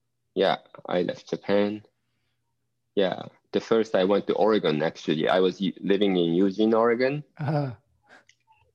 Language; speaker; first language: English; non-native, fluent; Japanese